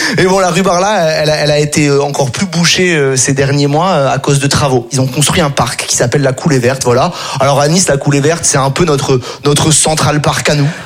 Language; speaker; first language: French; native; French